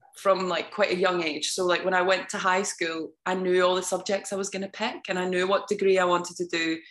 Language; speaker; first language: English; native; English